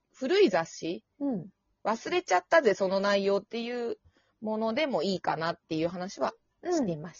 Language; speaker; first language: Japanese; native; Japanese